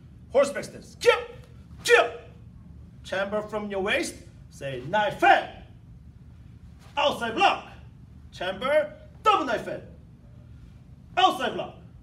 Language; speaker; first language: English; non-native, fluent; Korean